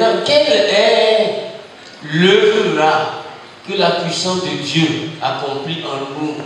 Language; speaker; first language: French; non-native, local second language; Ewe